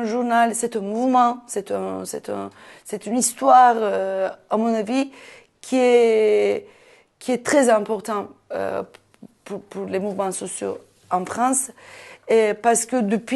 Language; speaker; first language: French; non-native, fluent; Turkish